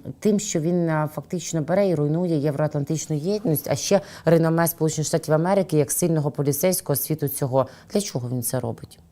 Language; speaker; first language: Ukrainian; native; Ukrainian